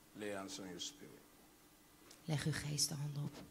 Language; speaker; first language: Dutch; native; Dutch